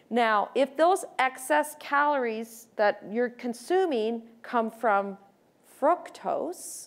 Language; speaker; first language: English; native; English